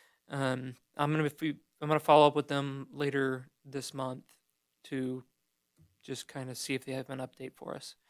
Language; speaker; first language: English; native; English